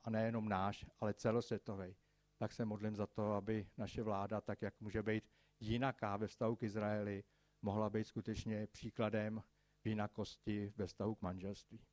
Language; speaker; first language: Czech; native; Czech